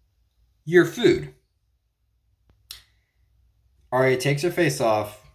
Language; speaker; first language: English; native; English